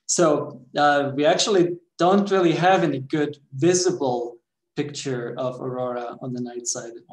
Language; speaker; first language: English; non-native, fluent; Swedish